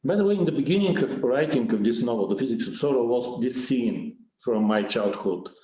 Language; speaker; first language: English; non-native, fluent; Bulgarian